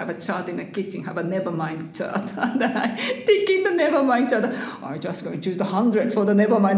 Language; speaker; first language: English; non-native, learner; Japanese